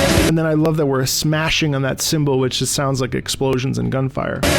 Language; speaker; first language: English; native; English